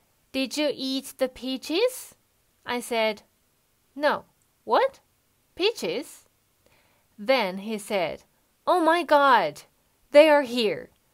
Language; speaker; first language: English; non-native, fluent; Japanese